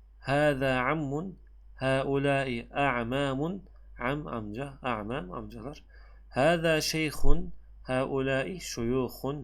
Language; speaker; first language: Arabic; non-native, fluent; Turkish